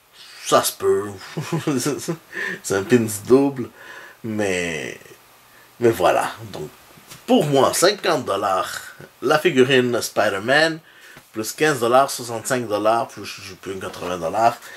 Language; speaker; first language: French; native; French